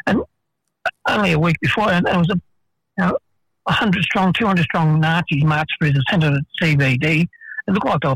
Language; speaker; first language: English; native; English